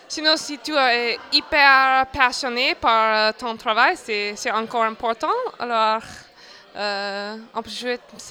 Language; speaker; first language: French; non-native, fluent; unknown